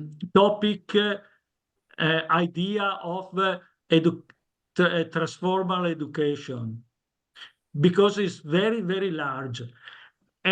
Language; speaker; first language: English; non-native, learner; Italian